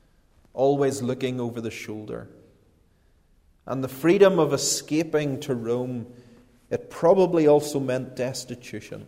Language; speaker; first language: English; native; English